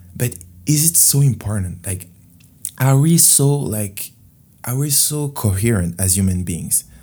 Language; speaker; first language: English; non-native, fluent; French